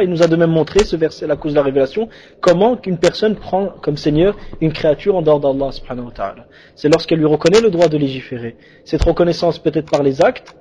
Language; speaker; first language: French; native; French